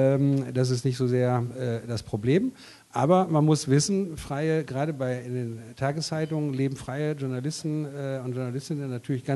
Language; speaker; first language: German; native; German